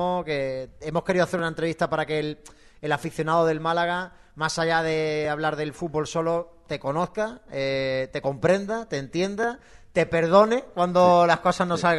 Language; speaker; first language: Spanish; native; Spanish